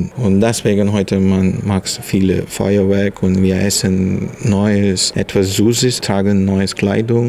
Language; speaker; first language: German; non-native, learner; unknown